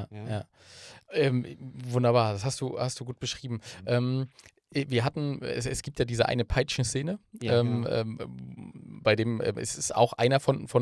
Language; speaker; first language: German; native; German